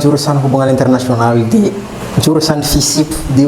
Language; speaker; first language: Indonesian; non-native, fluent; Malagasy